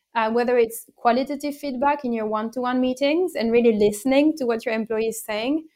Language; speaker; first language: English; non-native, fluent; French